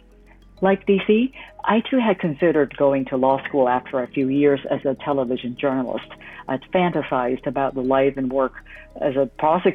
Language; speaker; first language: English; non-native, local second language; Cantonese